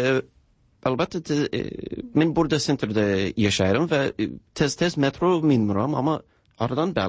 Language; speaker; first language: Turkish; non-native, learner; English